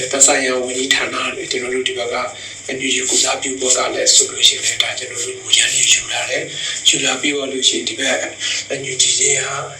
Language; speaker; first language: Burmese; native; Burmese